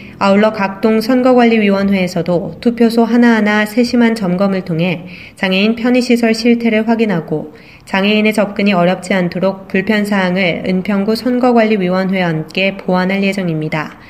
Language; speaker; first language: Korean; native; Korean